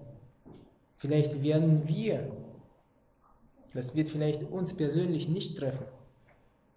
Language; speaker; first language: German; non-native, fluent; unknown